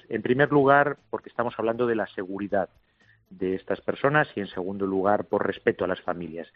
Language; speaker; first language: Spanish; native; Spanish